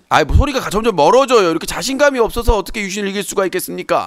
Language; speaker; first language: Korean; native; Korean